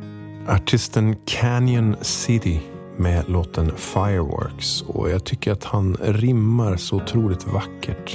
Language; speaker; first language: Swedish; native; Swedish